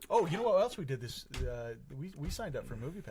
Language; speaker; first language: English; native; English